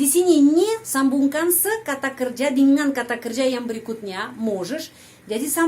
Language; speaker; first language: Indonesian; non-native, fluent; Russian